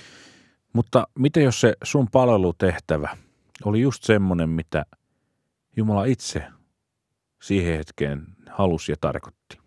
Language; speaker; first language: Finnish; native; Finnish